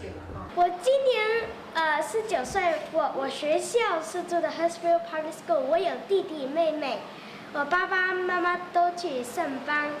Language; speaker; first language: Chinese; early bilingual, heritage; Chinese